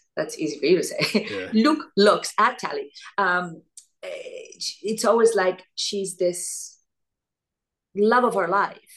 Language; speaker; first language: English; non-native, fluent; Italian